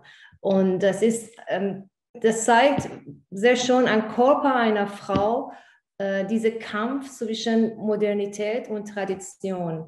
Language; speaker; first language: German; non-native, fluent; Persian